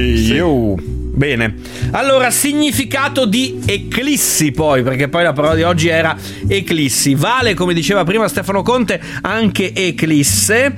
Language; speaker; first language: Italian; native; Italian